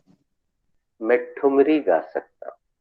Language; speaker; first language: Hindi; native; Hindi